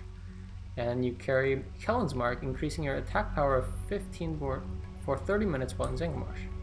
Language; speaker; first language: English; native; English